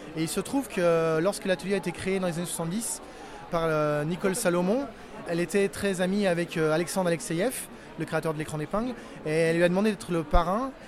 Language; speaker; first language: French; native; French